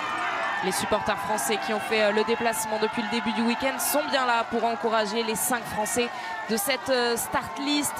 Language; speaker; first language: French; native; French